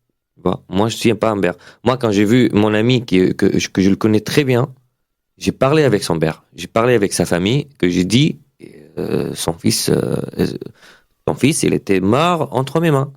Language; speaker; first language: French; non-native, learner; Arabic